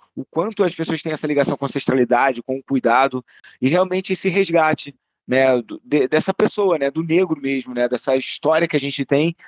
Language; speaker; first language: Portuguese; native; Portuguese